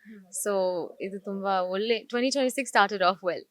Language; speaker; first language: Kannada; non-native, learner; Tamil